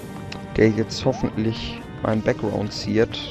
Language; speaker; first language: German; native; German